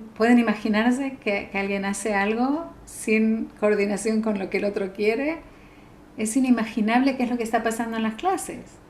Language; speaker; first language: Spanish; native; Spanish